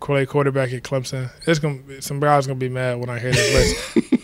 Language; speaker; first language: English; native; English